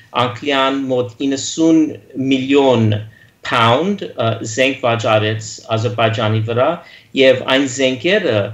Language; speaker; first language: Armenian; early bilingual, heritage; Armenian